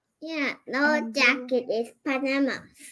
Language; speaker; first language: English; non-native, learner; Korean